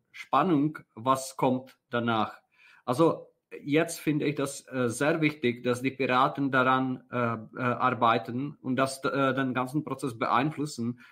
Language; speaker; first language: German; non-native, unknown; Czech